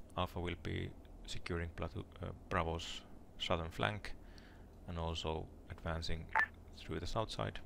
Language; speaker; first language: English; non-native, fluent; Finnish